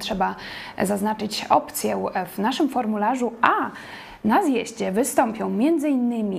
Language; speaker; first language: Polish; native; Polish